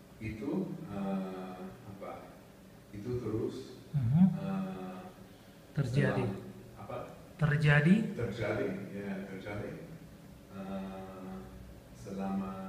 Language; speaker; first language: Indonesian; non-native, learner; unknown